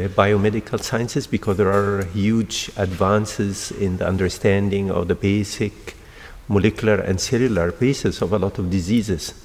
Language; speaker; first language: English; non-native, fluent; Arabic